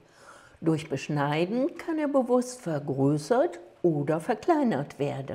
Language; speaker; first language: German; native; German